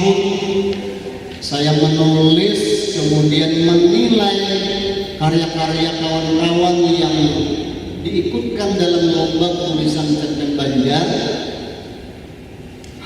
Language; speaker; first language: Indonesian; non-native, local second language; Banjar